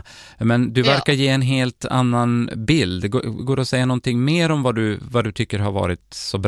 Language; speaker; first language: Swedish; native; Swedish